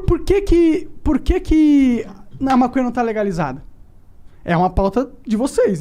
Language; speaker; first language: Portuguese; native; Portuguese